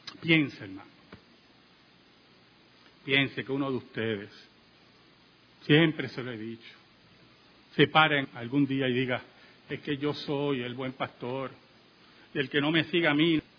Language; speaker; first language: Spanish; native; Spanish